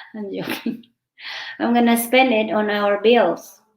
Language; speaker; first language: English; non-native, local second language; Filipino